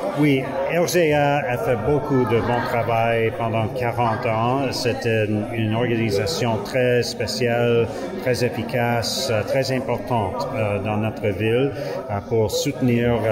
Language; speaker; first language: French; non-native, learner; English